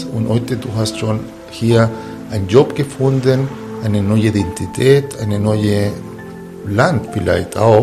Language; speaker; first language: German; non-native, fluent; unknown